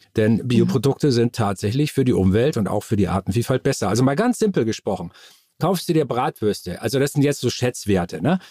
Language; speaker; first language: German; native; German